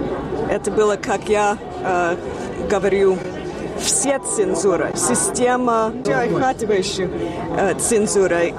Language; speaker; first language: Russian; non-native, fluent; English